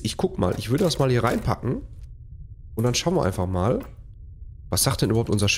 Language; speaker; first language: German; native; German